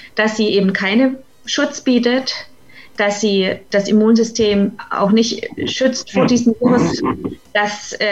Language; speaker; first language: German; native; German